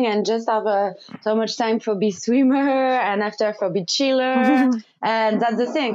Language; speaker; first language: English; non-native, learner; French